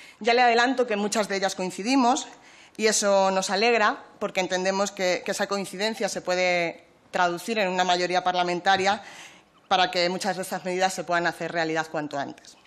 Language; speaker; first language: Spanish; native; Spanish